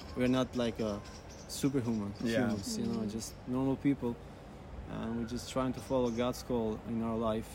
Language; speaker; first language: English; non-native, fluent; Albanian